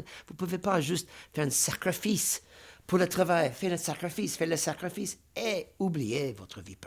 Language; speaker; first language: French; non-native, fluent; English